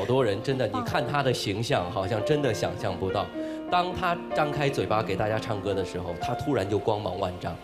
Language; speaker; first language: Chinese; native; Chinese